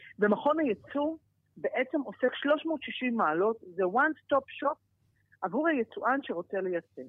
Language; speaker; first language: Hebrew; native; Hebrew